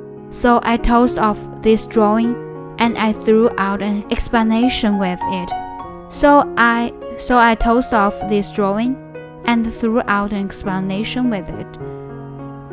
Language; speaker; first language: English; non-native, fluent; Chinese